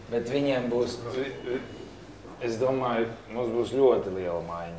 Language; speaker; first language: Latvian; native; Latvian